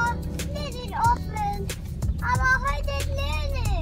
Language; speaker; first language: German; early bilingual, other home language; Thai